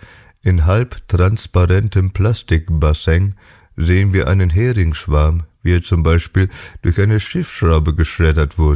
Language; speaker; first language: German; native; German